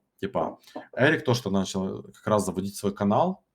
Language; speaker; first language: Russian; native; Russian